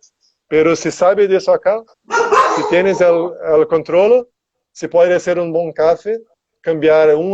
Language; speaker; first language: Spanish; non-native, learner; Portuguese